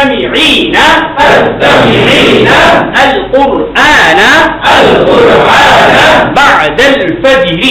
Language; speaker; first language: Arabic; non-native, fluent; Bangla